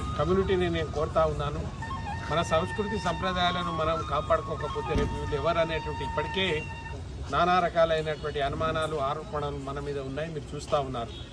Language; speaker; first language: Telugu; non-native, local second language; Lambadi